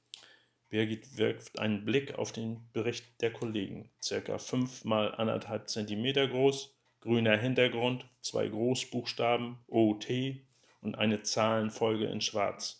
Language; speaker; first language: German; native; German